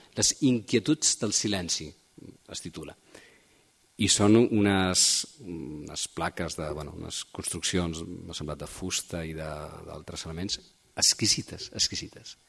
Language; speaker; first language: Catalan; native; Catalan